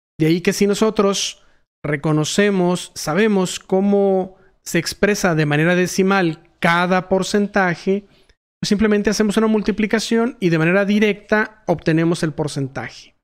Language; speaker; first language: Spanish; native; Spanish